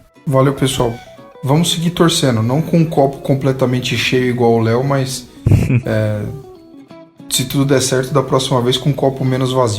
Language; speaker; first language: Portuguese; native; Portuguese